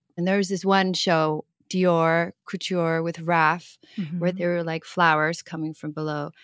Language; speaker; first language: English; non-native, local second language; Cantonese